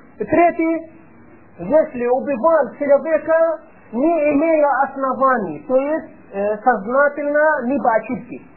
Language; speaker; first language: Russian; non-native, fluent; Arabic